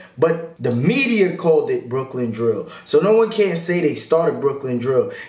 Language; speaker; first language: English; native; English